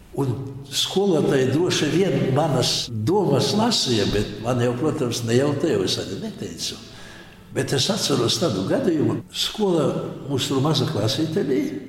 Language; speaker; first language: Latvian; non-native, local second language; Polish